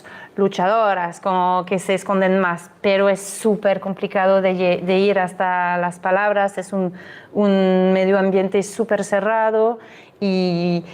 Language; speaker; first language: Spanish; non-native, fluent; French